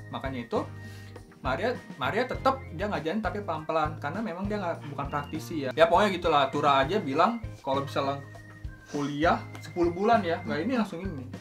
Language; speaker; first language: Indonesian; native; Indonesian